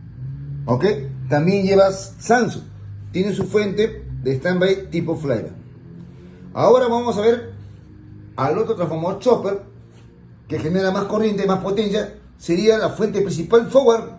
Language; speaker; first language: Spanish; native; Spanish